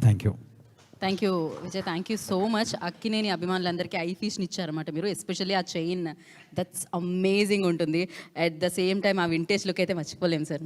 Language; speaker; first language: Telugu; native; Telugu